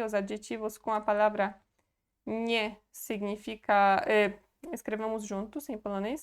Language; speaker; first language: Portuguese; non-native, fluent; Polish